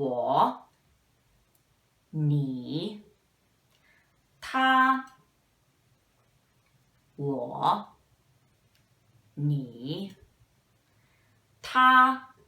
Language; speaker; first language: Chinese; non-native, fluent; English